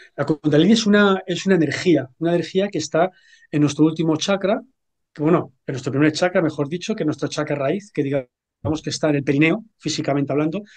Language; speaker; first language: Spanish; native; Spanish